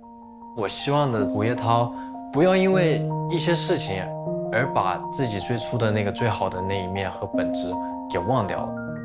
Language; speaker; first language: Chinese; non-native, learner; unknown